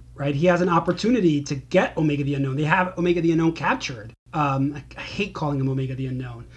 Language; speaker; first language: English; native; English